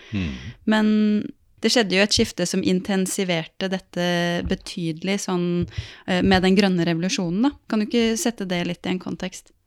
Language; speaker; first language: Norwegian; native; Norwegian